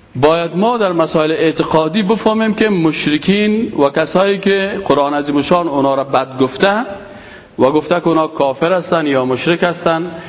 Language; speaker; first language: Persian; native; Persian